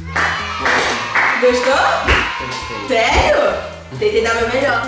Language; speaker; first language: Portuguese; native; Portuguese